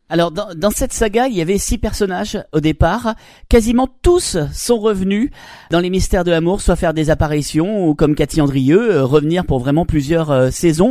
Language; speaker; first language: French; native; French